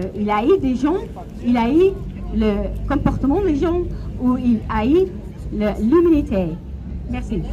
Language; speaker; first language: French; non-native, learner; Dutch